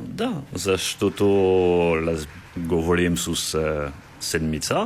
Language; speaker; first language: Bulgarian; non-native, learner; French